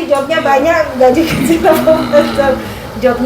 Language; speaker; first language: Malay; non-native, local second language; Sundanese